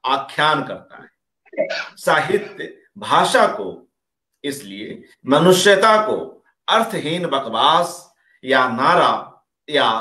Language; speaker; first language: Hindi; native; Hindi